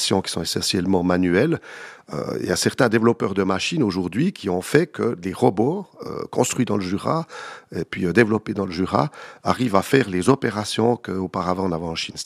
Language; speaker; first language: French; native; French